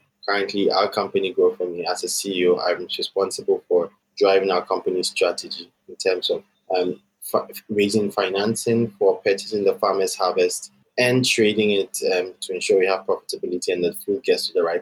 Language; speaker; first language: English; non-native, local second language; Akan